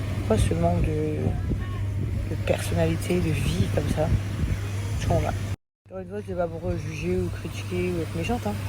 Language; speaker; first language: French; early bilingual, other home language; English